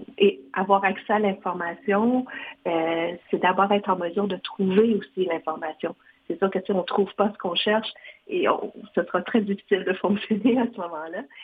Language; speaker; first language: French; non-native, fluent; Vietnamese